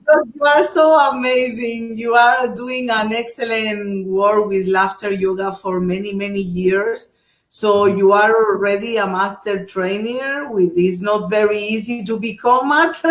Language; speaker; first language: English; non-native, fluent; Portuguese